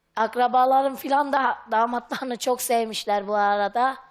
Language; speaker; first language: Turkish; native; Turkish